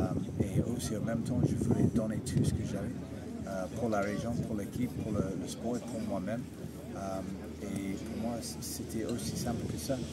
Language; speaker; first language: French; non-native, fluent; English